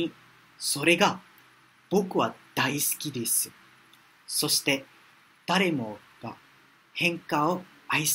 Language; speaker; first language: Japanese; non-native, fluent; Malay